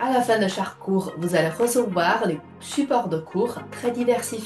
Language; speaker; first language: French; non-native, fluent; Chinese